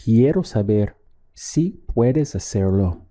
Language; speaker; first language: Spanish; non-native, fluent; English